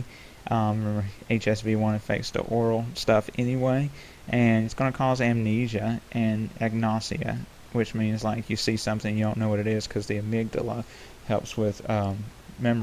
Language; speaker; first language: English; native; English